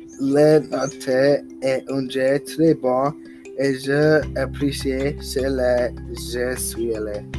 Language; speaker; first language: French; non-native, learner; English